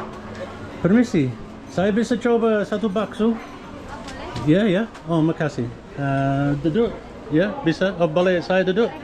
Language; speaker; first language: Indonesian; non-native, learner; English